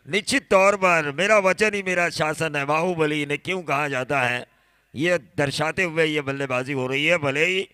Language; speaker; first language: Hindi; non-native, local second language; Marathi